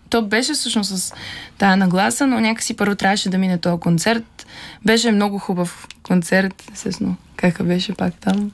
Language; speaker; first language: Bulgarian; native; Bulgarian